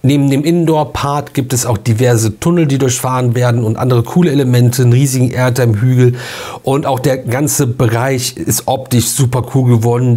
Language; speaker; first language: German; native; German